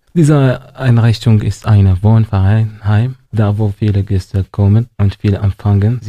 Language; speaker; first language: German; non-native, learner; Arabic